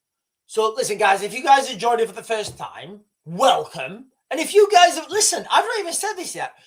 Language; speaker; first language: English; native; English